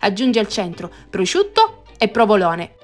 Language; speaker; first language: Italian; native; Italian